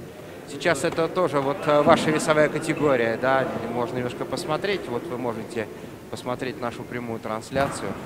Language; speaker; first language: Russian; native; Russian